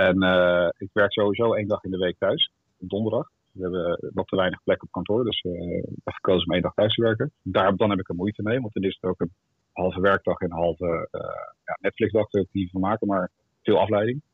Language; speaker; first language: Dutch; native; Dutch